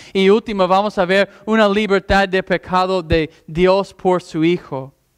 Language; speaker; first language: Spanish; non-native, fluent; English